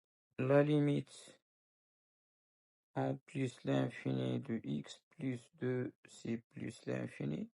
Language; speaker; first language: French; non-native, local second language; Arabic